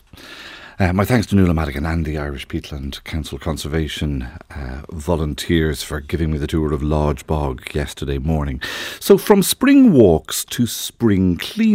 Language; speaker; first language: English; native; English